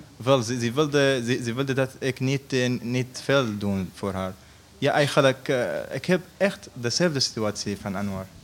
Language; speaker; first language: Dutch; non-native, learner; Arabic